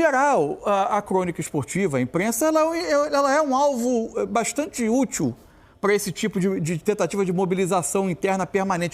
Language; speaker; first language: Portuguese; native; Portuguese